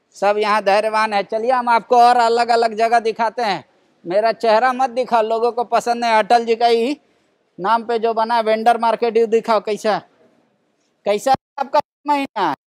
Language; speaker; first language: Hindi; native; Hindi